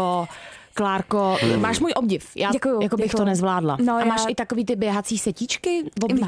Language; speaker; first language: Czech; native; Czech